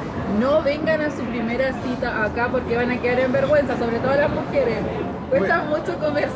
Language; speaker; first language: Spanish; native; Spanish